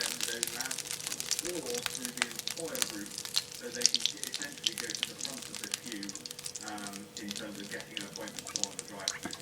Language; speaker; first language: English; native; English